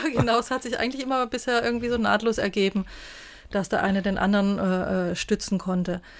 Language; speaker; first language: German; native; German